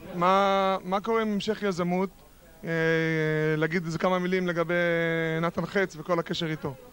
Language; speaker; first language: Hebrew; native; Hebrew